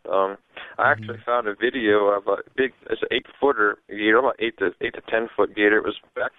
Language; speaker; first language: English; native; English